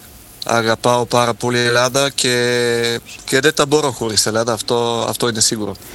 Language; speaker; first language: Greek; non-native, fluent; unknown